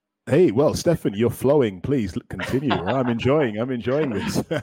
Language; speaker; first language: English; native; English